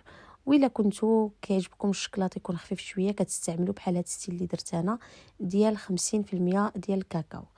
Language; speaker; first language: Arabic; native; Arabic